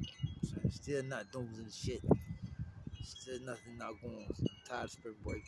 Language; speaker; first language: English; native; English